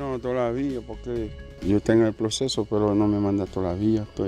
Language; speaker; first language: Spanish; non-native, learner; Haitian Creole